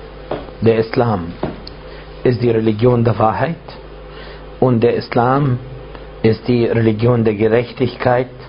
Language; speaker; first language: German; non-native, fluent; Arabic